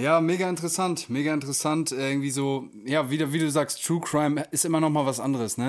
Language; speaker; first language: German; native; German